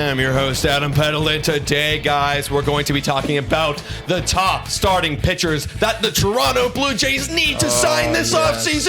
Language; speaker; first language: English; native; English